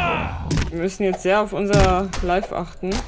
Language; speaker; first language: German; native; German